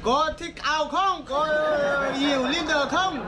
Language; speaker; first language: Vietnamese; non-native, learner; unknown